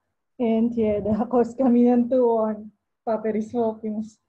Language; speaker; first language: Finnish; non-native, learner; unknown